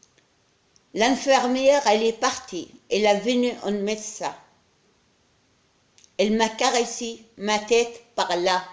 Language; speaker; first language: French; non-native, learner; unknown